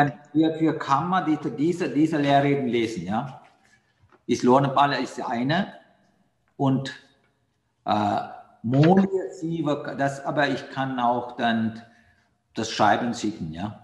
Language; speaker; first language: German; non-native, learner; Sinhala